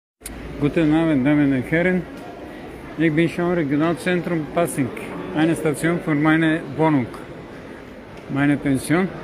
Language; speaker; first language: German; non-native, learner; Bulgarian